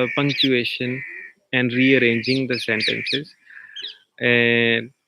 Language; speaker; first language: English; non-native, local second language; Punjabi